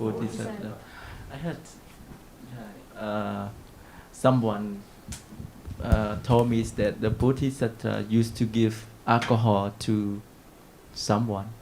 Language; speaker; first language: English; non-native, learner; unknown